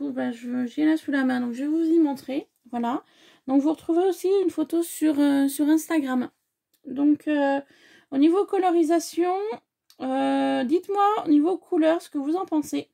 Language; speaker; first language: French; native; French